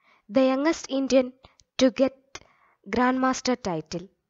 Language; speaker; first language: English; non-native, local second language; Malayalam